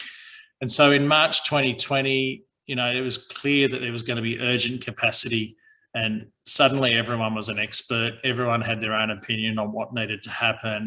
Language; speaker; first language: English; native; English